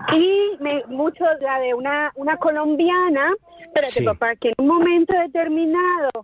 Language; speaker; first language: Spanish; native; Spanish